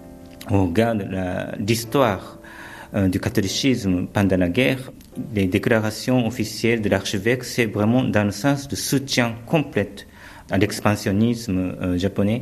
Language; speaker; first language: French; early bilingual, other home language; Japanese